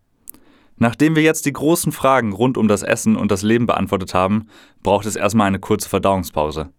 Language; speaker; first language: German; native; German